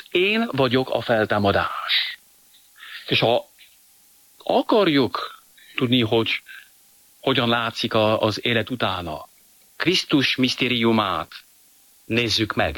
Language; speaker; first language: Hungarian; non-native, fluent; French